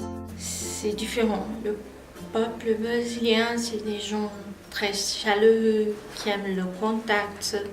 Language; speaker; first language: French; non-native, fluent; Portuguese